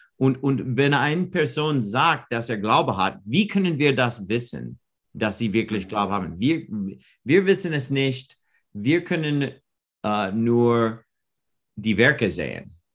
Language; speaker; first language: German; non-native, learner; English